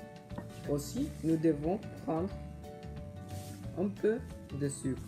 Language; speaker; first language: French; non-native, learner; English